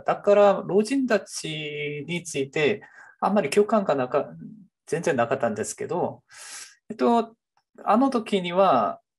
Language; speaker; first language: Japanese; non-native, fluent; Korean